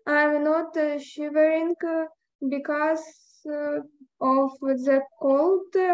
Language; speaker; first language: English; non-native, learner; Ukrainian